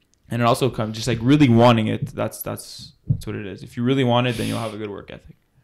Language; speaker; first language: English; native; English